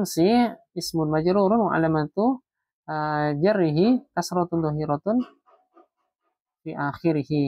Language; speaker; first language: Arabic; non-native, fluent; Indonesian